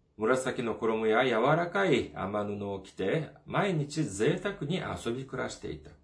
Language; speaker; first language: Japanese; non-native, fluent; Korean